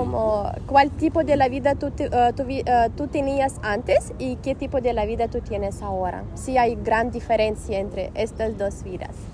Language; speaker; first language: Spanish; non-native, fluent; Russian